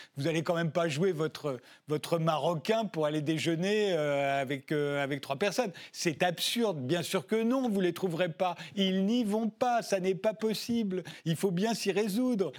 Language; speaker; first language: French; native; French